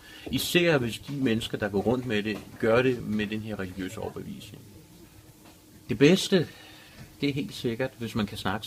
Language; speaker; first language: Danish; native; Danish